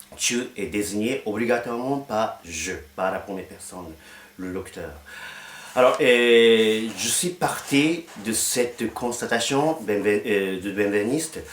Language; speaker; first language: French; non-native, fluent; Japanese